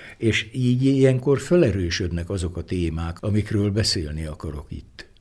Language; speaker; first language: Hungarian; native; Hungarian